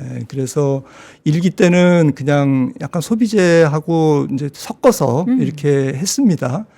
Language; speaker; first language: Korean; native; Korean